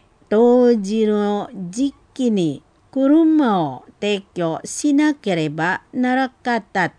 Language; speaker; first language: Japanese; non-native, fluent; Indonesian